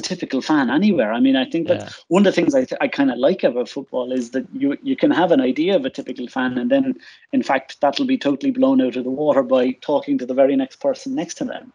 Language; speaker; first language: English; native; English